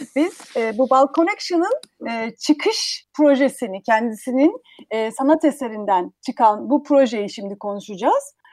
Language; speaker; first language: Turkish; native; Turkish